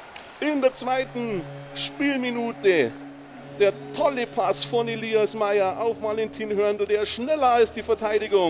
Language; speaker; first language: German; native; German